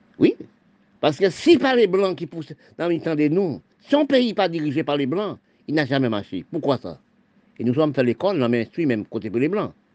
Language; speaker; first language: French; non-native, local second language; Haitian Creole